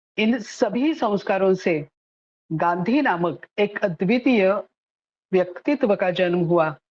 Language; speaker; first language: Hindi; non-native, local second language; Marathi